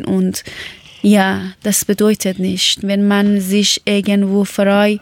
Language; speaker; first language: German; non-native, fluent; Persian